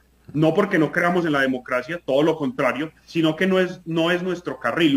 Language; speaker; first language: Spanish; native; Spanish